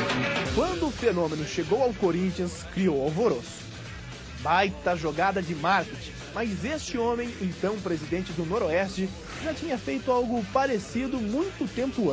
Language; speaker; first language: Portuguese; native; Portuguese